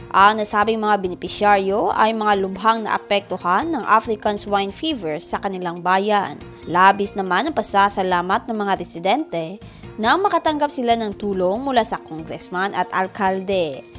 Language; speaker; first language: Filipino; non-native, local second language; Aklanon